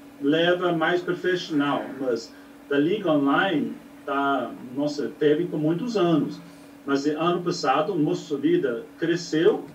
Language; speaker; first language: Portuguese; non-native, learner; English